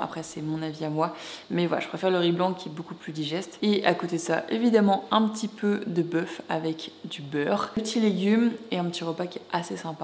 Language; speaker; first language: French; native; French